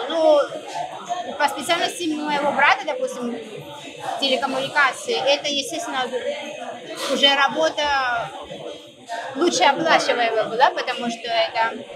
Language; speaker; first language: Russian; native; Russian